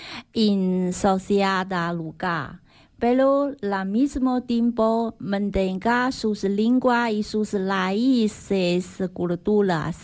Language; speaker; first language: Spanish; non-native, learner; Chinese